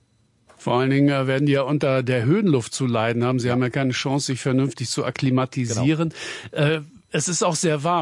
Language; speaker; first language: German; native; German